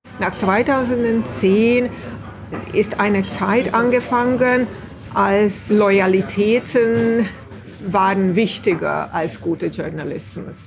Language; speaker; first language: German; non-native, fluent; Hungarian